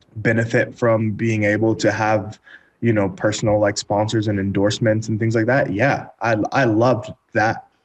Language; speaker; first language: English; native; English